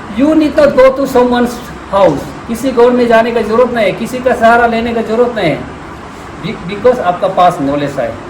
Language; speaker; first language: Hindi; non-native, local second language; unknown